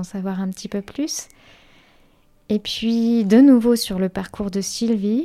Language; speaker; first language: French; native; French